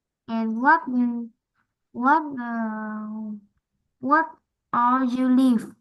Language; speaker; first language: English; non-native, learner; Vietnamese